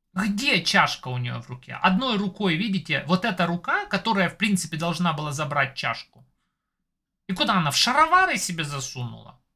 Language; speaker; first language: Russian; native; Russian